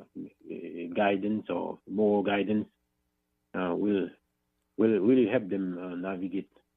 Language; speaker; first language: English; non-native, fluent; Haitian Creole